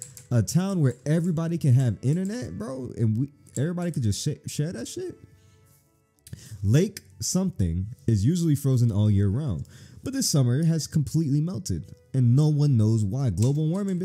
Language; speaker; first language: English; native; English